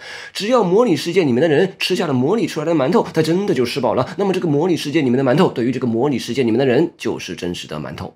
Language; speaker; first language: Chinese; native; Chinese